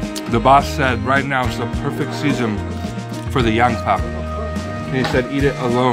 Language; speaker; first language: English; native; English